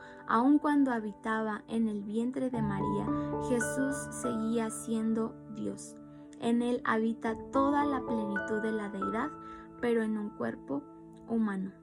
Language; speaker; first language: Spanish; native; Spanish